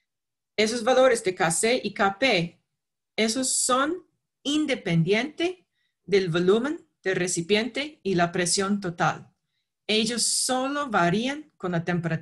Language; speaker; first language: Spanish; non-native, fluent; English